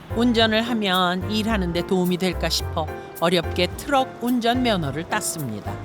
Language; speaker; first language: Korean; native; Korean